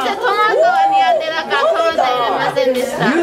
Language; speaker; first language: Japanese; non-native, learner; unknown